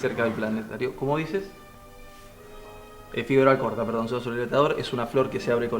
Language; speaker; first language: Spanish; native; Spanish